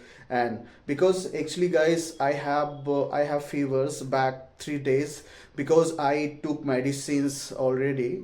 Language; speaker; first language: English; non-native, learner; Hindi